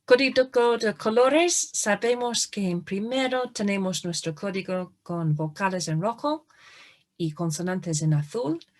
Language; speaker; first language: Spanish; non-native, fluent; English